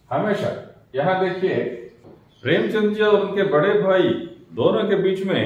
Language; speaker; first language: Hindi; non-native, local second language; Telugu